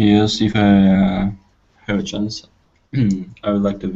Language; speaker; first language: English; non-native, learner; Russian